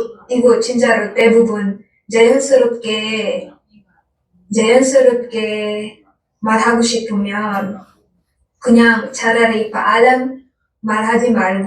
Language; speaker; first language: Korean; non-native, local second language; Filipino